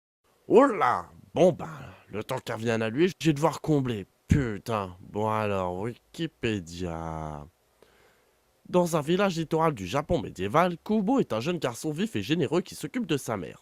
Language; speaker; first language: French; native; French